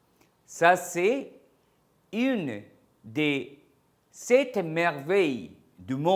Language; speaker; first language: French; non-native, fluent; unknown